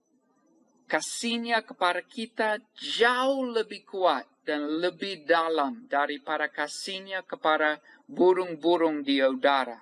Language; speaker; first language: Indonesian; non-native, fluent; English